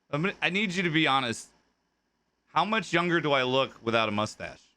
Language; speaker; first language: English; native; English